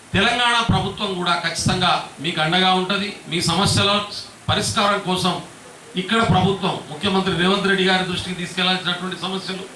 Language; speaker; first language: Telugu; non-native, local second language; Lambadi